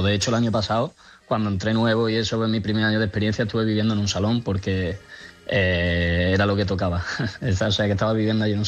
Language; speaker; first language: Spanish; native; Spanish